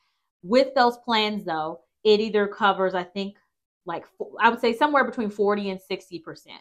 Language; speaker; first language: English; native; English